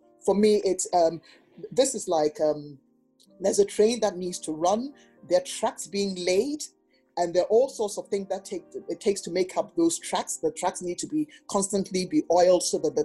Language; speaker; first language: English; non-native, local second language; Akan